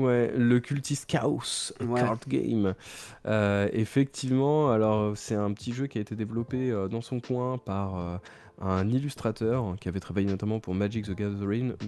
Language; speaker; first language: French; native; French